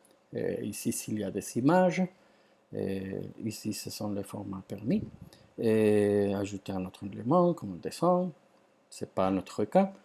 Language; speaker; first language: French; non-native, fluent; Spanish